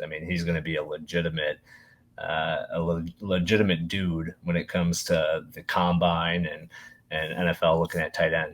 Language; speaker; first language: English; native; English